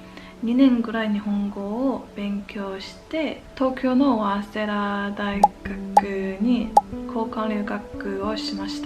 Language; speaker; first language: Japanese; non-native, fluent; Chinese